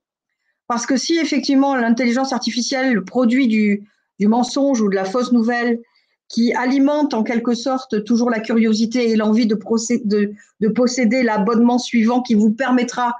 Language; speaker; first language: French; native; French